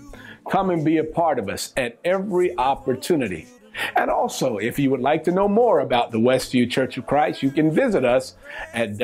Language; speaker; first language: English; native; English